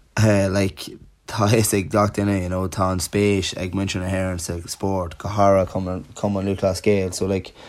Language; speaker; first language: Irish; non-native, local second language; English